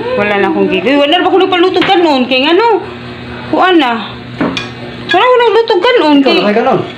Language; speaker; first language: Filipino; non-native, local second language; Cebuano